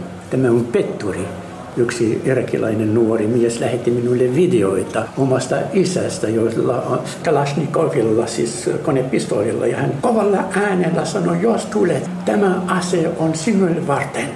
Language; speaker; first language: Finnish; non-native, fluent; Arabic